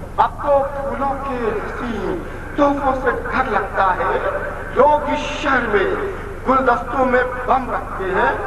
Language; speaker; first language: Urdu; native; Urdu